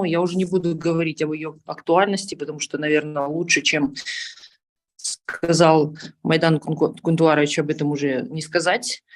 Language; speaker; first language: Russian; native; Russian